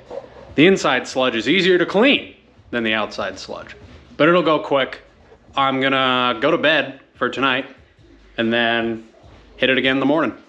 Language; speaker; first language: English; native; English